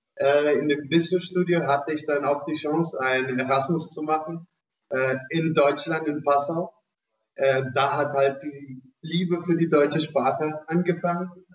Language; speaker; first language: German; non-native, fluent; Portuguese